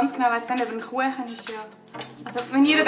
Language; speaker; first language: German; native; German